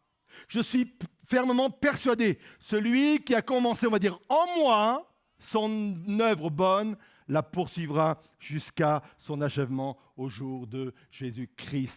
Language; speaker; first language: French; native; French